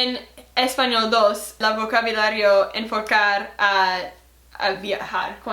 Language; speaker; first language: Spanish; non-native, learner; English